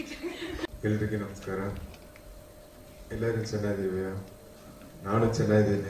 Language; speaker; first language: Kannada; non-native, learner; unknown